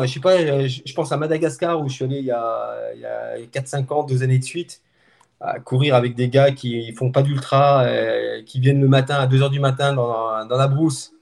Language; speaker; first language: French; native; French